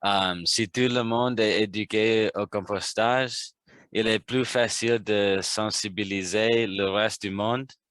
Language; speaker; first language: French; non-native, learner; English